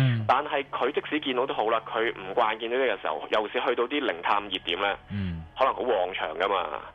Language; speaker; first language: Cantonese; native; Cantonese